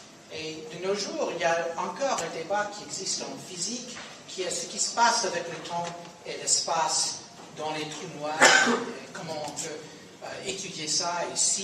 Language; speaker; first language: French; non-native, fluent; English